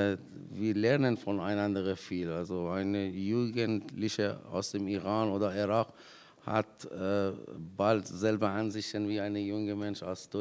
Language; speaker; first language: German; non-native, fluent; Persian